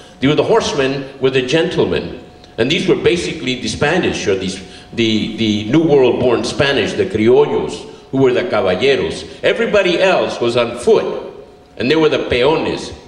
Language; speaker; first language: English; early bilingual, other home language; Spanish